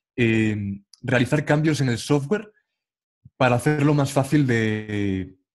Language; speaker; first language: Spanish; native; Spanish